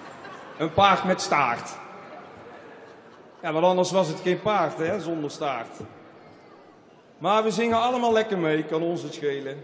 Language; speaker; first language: Dutch; native; Dutch